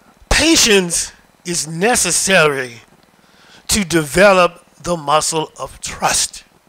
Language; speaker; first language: English; native; English